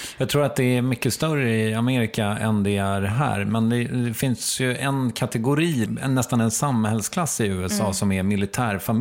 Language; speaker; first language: Swedish; native; Swedish